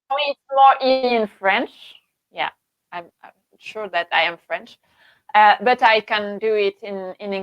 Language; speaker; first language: English; non-native, learner; French